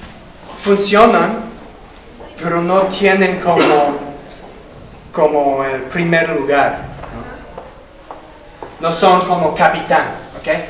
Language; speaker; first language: Spanish; non-native, fluent; English